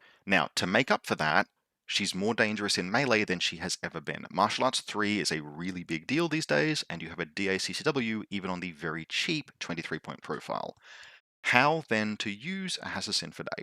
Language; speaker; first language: English; native; English